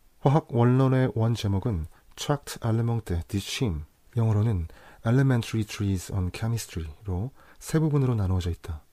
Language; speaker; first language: Korean; native; Korean